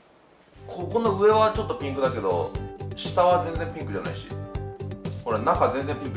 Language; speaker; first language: Japanese; native; Japanese